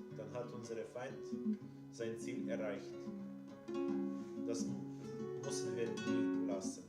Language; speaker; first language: German; non-native, learner; Ukrainian